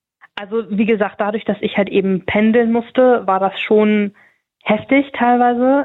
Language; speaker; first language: German; native; German